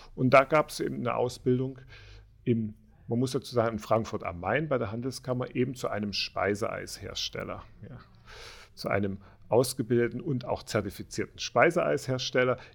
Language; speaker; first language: German; native; German